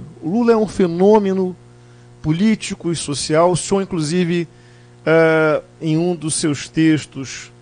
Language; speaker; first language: Portuguese; native; Portuguese